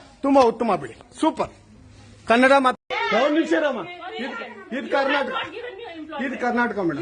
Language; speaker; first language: Kannada; native; Kannada